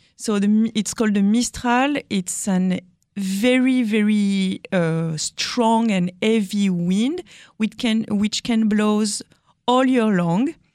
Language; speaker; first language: English; non-native, fluent; French